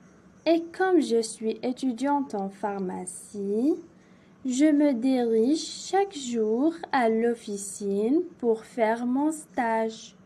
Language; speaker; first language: French; non-native, local second language; Arabic